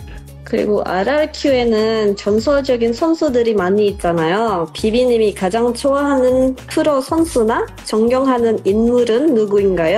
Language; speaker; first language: Korean; non-native, local second language; Indonesian